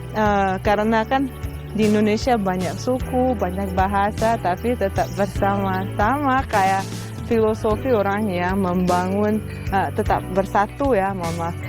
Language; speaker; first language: Indonesian; non-native, fluent; Russian